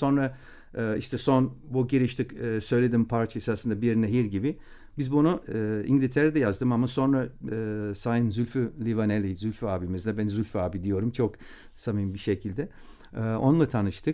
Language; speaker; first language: Turkish; non-native, fluent; English